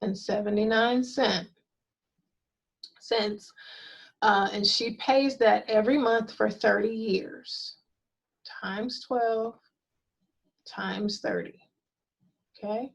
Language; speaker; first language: English; native; English